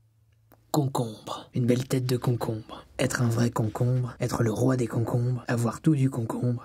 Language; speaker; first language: French; native; French